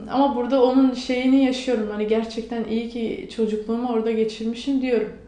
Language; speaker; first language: Turkish; non-native, local second language; Kurdish